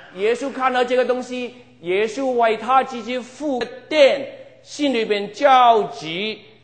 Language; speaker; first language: Chinese; non-native, local second language; Cantonese